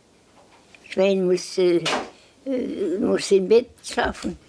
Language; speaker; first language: German; non-native, learner; Estonian